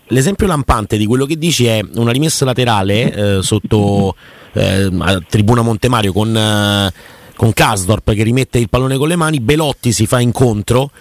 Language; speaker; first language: Italian; native; Italian